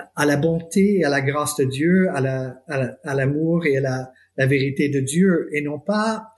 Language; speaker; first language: French; non-native, fluent; English